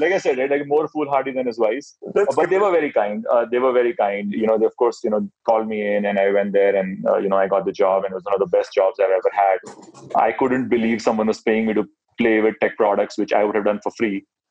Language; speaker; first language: English; non-native, local second language; Hindi